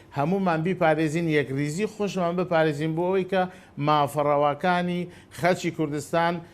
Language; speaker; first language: Central Kurdish; non-native, local second language; Azerbaijani